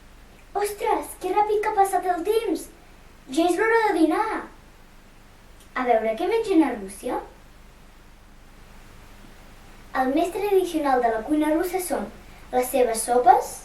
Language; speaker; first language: Catalan; early bilingual, other home language; Russian